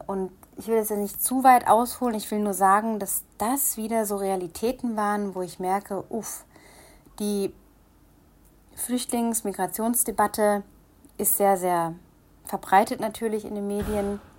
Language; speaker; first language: German; native; German